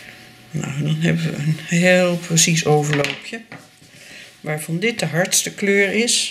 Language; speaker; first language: Dutch; native; Dutch